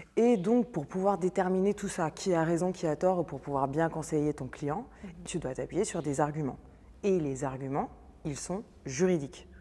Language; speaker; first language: French; native; French